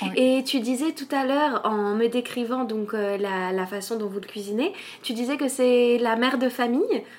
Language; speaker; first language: French; native; French